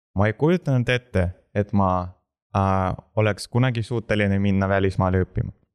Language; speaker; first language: Estonian; non-native, local second language; Russian